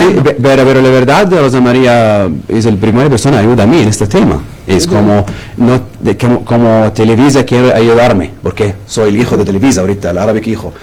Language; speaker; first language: Spanish; non-native, learner; Arabic